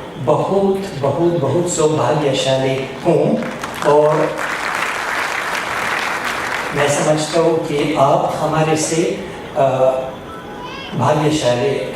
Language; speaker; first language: Hindi; non-native, fluent; Russian